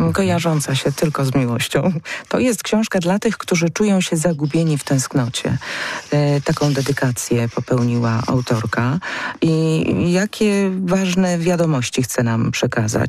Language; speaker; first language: Polish; native; Polish